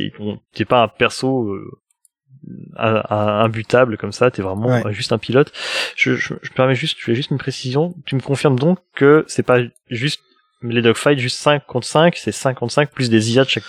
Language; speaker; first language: French; native; French